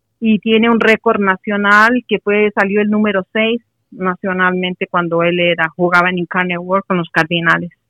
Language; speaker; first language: Spanish; native; Spanish